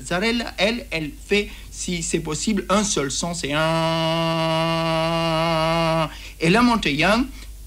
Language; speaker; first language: French; native; French